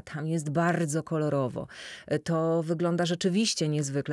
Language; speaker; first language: Polish; native; Polish